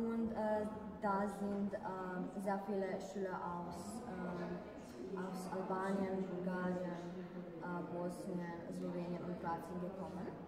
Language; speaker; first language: German; non-native, fluent; Croatian